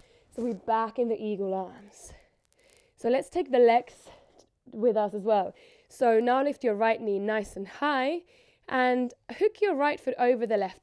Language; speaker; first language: English; non-native, fluent; Finnish